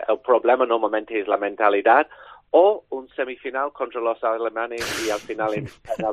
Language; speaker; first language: Spanish; non-native, learner; English